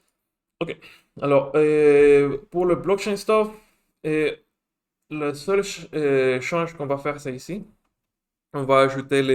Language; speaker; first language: French; non-native, fluent; Spanish